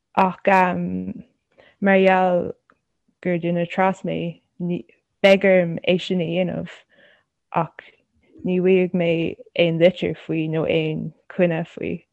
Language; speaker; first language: Irish; non-native, local second language; English